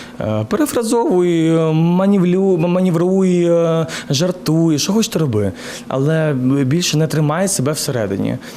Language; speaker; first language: Ukrainian; native; Ukrainian